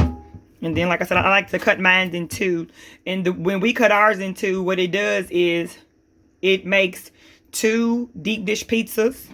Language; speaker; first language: English; native; English